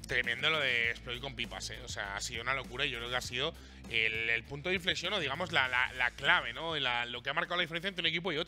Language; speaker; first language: Spanish; native; Spanish